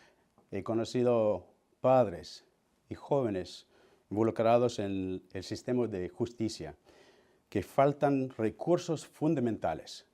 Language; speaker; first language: Spanish; early bilingual, heritage; Spanish